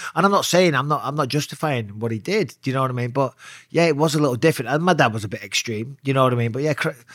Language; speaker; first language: English; native; English